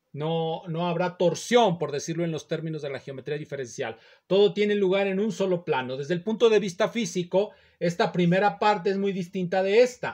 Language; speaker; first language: Spanish; native; Spanish